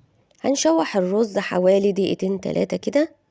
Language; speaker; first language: Arabic; native; Arabic